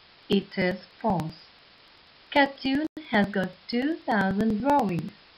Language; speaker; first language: English; non-native, fluent; Ukrainian